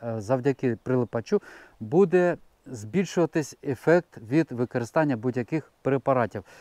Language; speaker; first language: Ukrainian; non-native, local second language; Russian